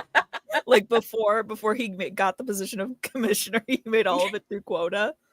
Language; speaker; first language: English; native; English